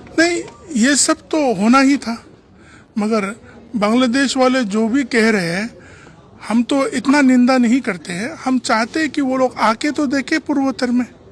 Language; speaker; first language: Hindi; non-native, local second language; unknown